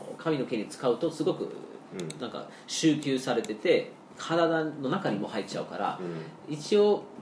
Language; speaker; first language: Japanese; non-native, fluent; English